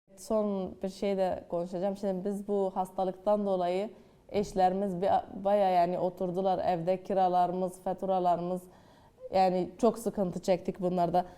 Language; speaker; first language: Turkish; non-native, fluent; Arabic